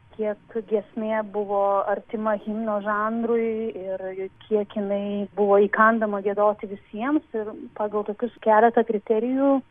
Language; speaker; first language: Lithuanian; native; Lithuanian